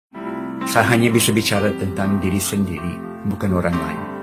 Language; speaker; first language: Indonesian; non-native, fluent; English